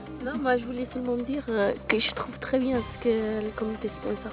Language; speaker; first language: French; non-native, local second language; Portuguese